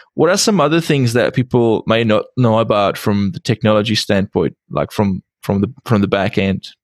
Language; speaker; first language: English; non-native, fluent; Czech